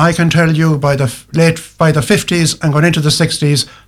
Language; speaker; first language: English; native; English